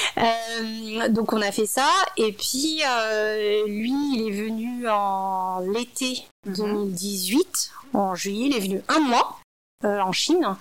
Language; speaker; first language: French; early bilingual, other home language; Min Nan Chinese